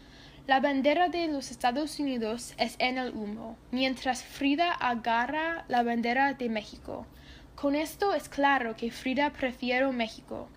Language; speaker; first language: Spanish; non-native, learner; English